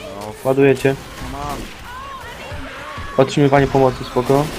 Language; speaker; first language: Polish; native; Polish